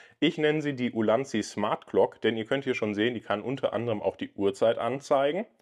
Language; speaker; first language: German; native; German